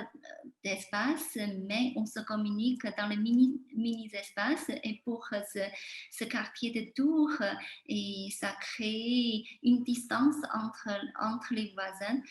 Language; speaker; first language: French; non-native, fluent; Chinese